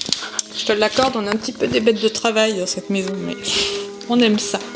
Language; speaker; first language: French; native; French